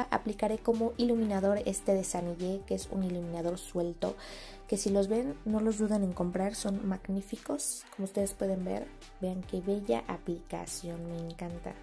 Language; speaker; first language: Spanish; native; Spanish